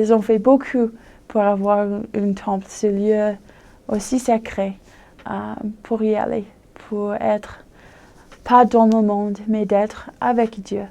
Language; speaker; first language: French; non-native, fluent; English